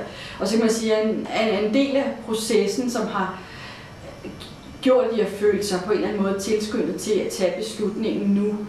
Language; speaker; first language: Danish; native; Danish